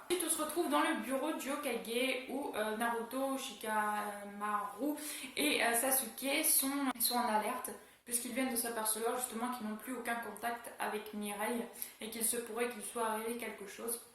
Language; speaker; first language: French; native; French